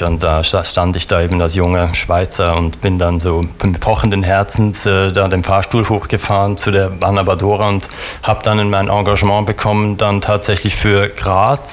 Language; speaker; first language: German; native; German